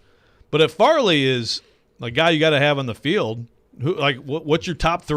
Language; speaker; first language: English; native; English